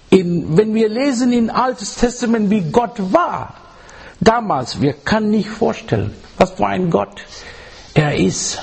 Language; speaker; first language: German; non-native, learner; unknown